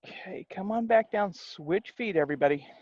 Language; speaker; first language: English; native; English